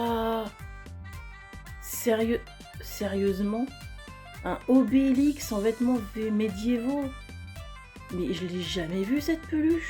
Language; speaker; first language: French; native; French